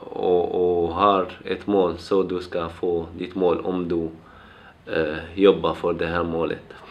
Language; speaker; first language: Swedish; non-native, fluent; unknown